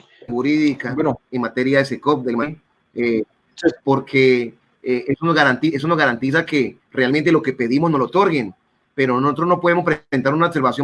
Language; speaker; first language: Spanish; native; Spanish